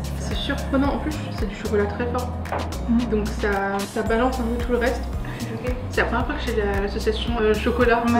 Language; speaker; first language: French; native; French